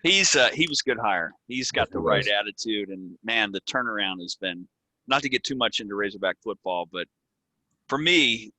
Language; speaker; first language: English; native; English